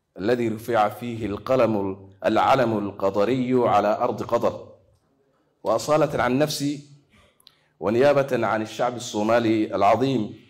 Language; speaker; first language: Arabic; non-native, local second language; Somali